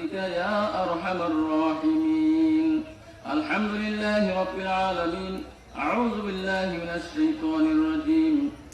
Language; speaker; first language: Arabic; non-native, fluent; Bangla